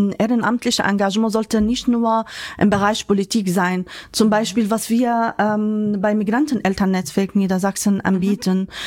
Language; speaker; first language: German; non-native, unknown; Arabic